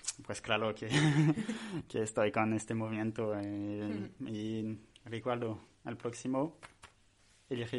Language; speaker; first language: Spanish; non-native, learner; French